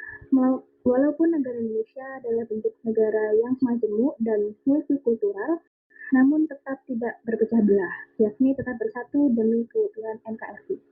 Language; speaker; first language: Indonesian; native; Indonesian